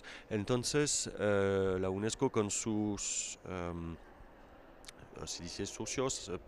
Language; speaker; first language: Spanish; non-native, fluent; French